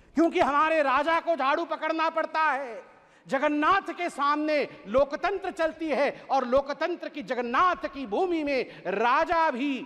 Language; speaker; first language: Hindi; non-native, local second language; Odia